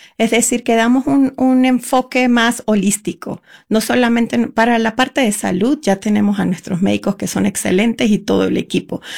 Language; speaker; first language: Spanish; native; Spanish